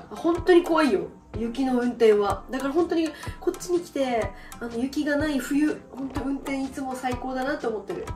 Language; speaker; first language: Japanese; native; Japanese